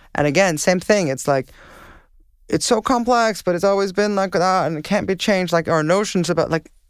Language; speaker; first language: English; non-native, fluent; Danish